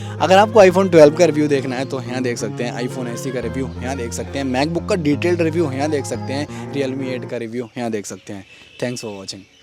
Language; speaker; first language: Hindi; native; Hindi